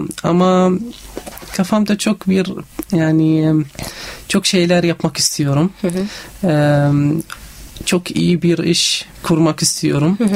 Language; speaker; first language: Turkish; non-native, learner; Arabic